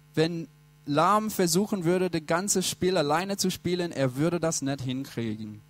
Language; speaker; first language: German; non-native, fluent; English